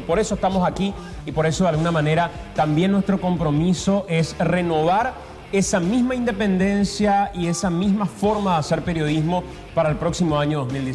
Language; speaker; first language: Spanish; native; Spanish